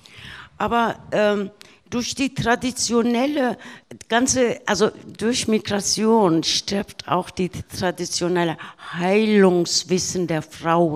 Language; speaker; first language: German; early bilingual, other home language; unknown